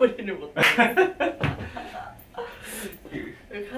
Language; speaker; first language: Korean; native; Korean